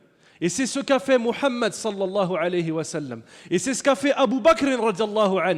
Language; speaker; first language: French; native; French